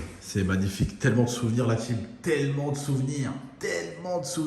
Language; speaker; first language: French; native; French